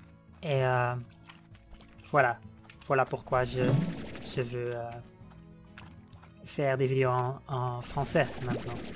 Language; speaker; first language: French; non-native, learner; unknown